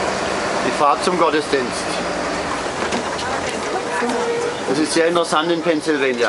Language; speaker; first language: German; native; German